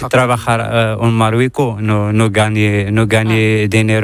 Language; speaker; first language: Spanish; non-native, learner; Arabic